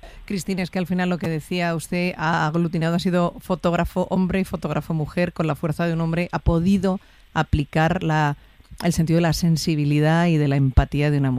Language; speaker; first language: Spanish; native; Spanish